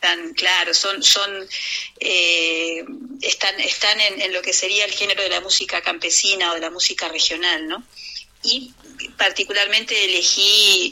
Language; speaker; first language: Spanish; native; Spanish